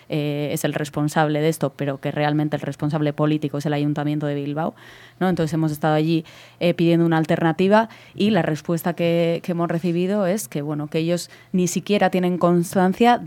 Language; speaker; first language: Spanish; native; Spanish